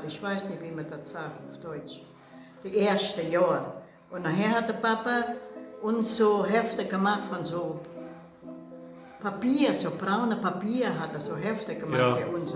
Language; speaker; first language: German; early bilingual, heritage; German